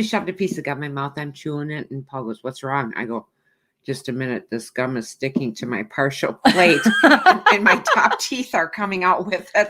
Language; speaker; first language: English; native; English